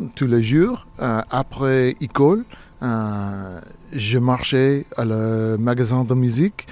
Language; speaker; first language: French; non-native, learner; English